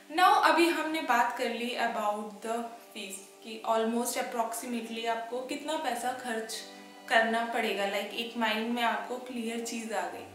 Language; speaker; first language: Hindi; native; Hindi